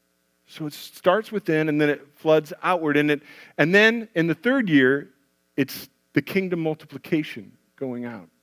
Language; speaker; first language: English; native; English